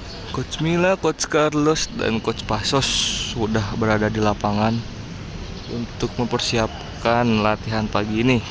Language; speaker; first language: Indonesian; non-native, local second language; Sundanese